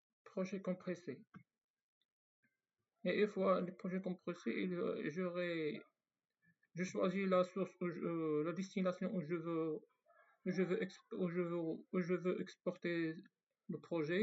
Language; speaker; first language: French; non-native, fluent; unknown